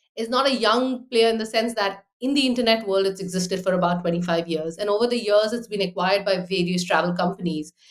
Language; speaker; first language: English; non-native, fluent; Hindi